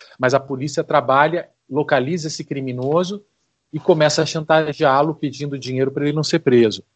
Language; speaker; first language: Portuguese; native; Portuguese